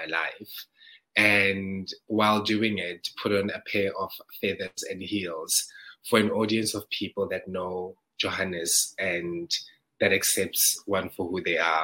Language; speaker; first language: English; non-native, local second language; Zulu